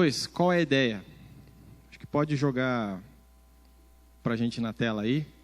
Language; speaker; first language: Portuguese; native; Portuguese